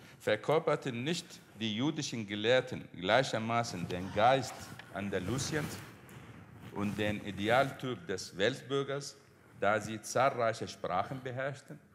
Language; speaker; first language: German; non-native, fluent; Arabic